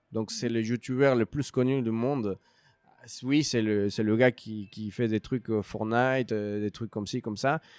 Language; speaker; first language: French; non-native, fluent; Spanish